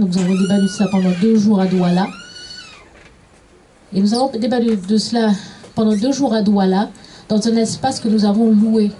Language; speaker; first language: French; native; French